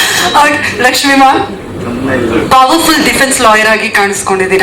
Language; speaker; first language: Kannada; native; Kannada